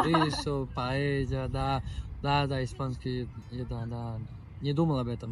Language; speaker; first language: Russian; non-native, learner; Spanish